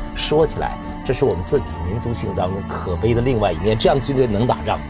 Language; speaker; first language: Chinese; native; Chinese